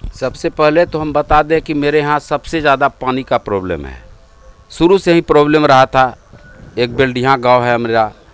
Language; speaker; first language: Hindi; native; Hindi